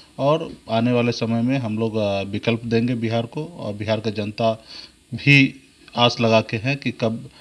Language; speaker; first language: Hindi; native; Hindi